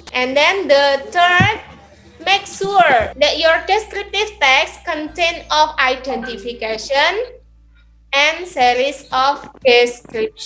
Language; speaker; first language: English; non-native, learner; Indonesian